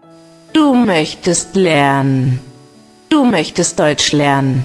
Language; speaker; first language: German; non-native, learner; Vietnamese